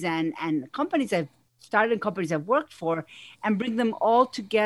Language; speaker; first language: English; non-native, fluent; Spanish